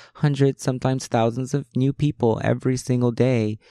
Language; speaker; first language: English; early bilingual, other home language; Spanish